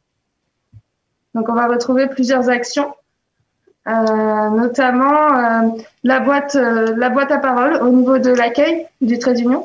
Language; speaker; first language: French; native; French